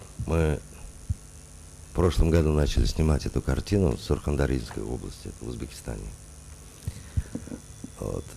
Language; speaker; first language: Russian; non-native, local second language; Uzbek